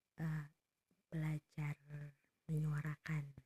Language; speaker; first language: Indonesian; non-native, local second language; Sundanese